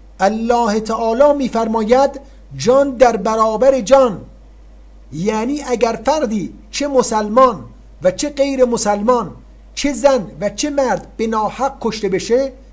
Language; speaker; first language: Persian; native; Persian